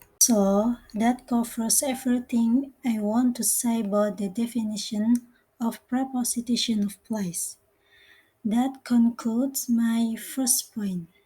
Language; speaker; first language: English; non-native, learner; Indonesian